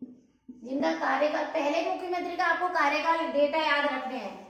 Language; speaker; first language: Hindi; native; Hindi